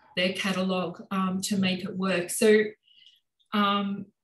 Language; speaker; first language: English; native; English